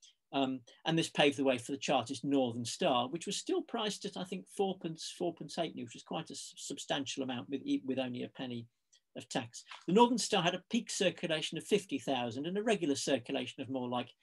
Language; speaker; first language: English; native; English